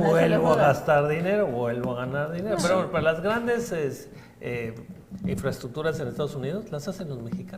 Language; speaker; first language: Spanish; native; Spanish